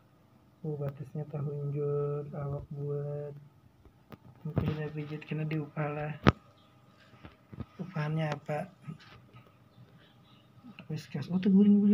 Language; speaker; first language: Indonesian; non-native, local second language; Banjar